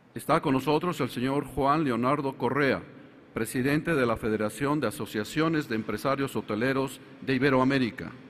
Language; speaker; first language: Spanish; native; Spanish